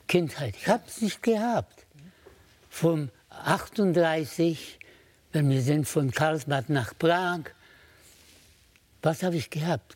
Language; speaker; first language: German; native; German